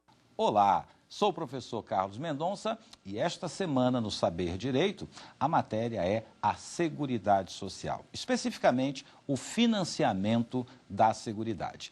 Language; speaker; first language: Portuguese; native; Portuguese